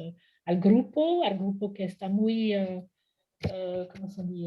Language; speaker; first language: Spanish; non-native, fluent; French